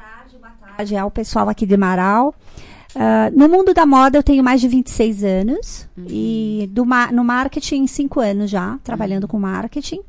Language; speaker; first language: Portuguese; native; Portuguese